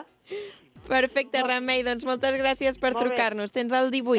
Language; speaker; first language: Catalan; native; Catalan